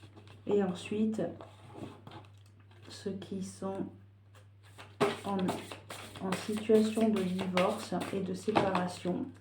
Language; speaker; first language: French; native; French